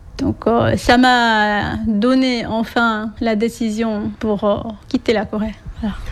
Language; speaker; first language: French; non-native, fluent; Korean